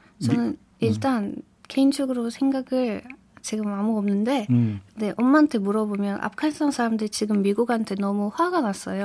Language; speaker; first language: Korean; non-native, learner; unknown